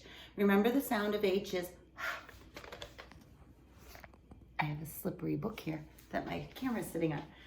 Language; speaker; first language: English; native; English